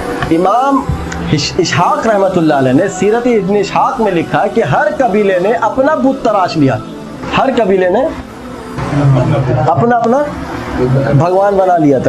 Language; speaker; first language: Urdu; native; Urdu